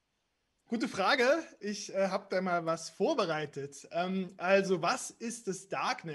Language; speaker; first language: German; native; German